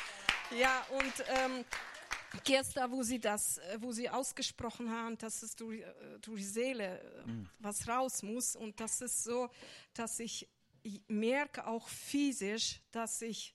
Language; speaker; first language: German; non-native, fluent; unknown